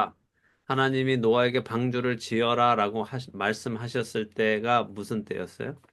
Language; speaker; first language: Korean; native; Korean